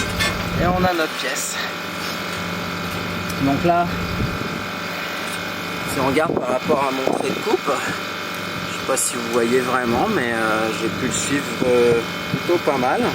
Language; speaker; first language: French; native; French